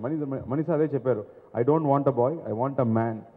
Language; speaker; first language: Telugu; non-native, learner; Tamil